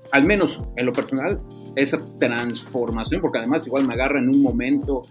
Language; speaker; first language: Spanish; native; Spanish